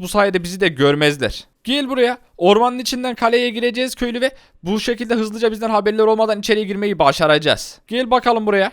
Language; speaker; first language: Turkish; native; Turkish